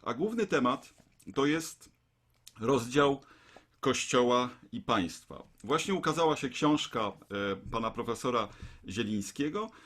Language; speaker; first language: Polish; native; Polish